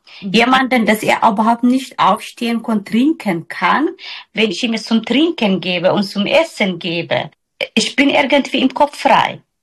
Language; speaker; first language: German; non-native, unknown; Somali